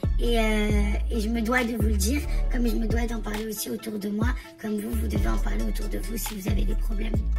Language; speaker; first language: French; native; French